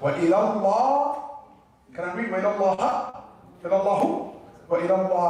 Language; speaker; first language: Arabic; non-native, fluent; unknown